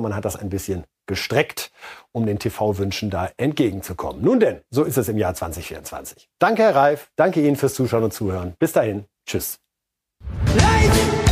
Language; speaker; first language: German; native; German